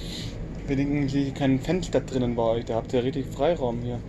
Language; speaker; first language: German; native; German